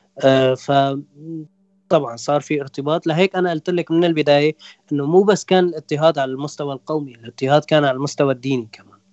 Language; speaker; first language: Arabic; non-native, local second language; Kurdish